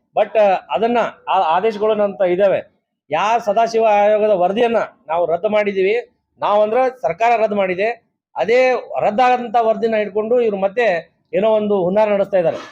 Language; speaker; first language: Kannada; non-native, local second language; Lambadi